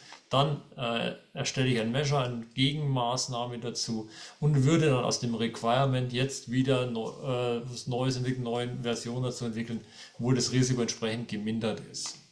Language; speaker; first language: German; native; German